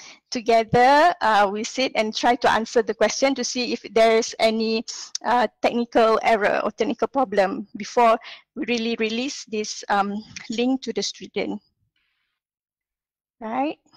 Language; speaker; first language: English; non-native, local second language; Malay